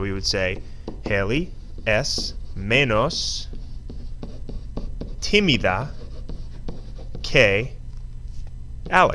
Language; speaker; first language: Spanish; non-native, fluent; English